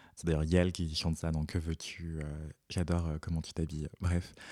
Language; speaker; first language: French; native; French